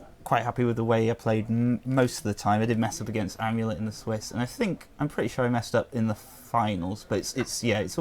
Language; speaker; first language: English; native; English